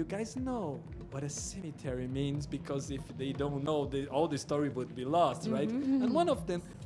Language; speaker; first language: English; non-native, fluent; Portuguese